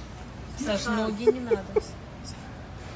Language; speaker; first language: Russian; early bilingual, heritage; Russian